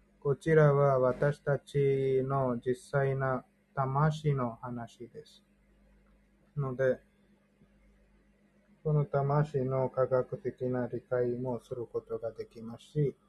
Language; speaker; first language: Japanese; non-native, learner; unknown